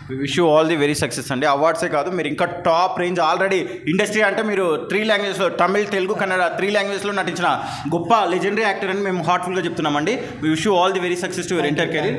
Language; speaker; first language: Telugu; native; Telugu